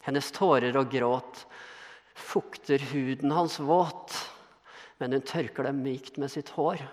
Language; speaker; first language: Norwegian; native; Norwegian